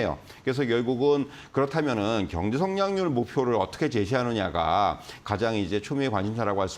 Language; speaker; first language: Korean; native; Korean